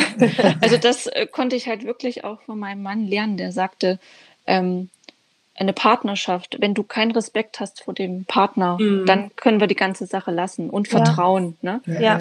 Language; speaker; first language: German; native; German